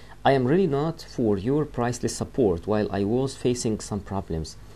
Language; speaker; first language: English; non-native, fluent; Arabic